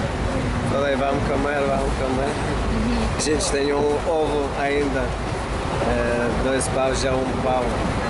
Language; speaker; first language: Portuguese; non-native, learner; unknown